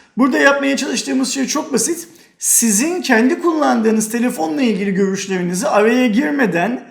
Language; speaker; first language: Turkish; native; Turkish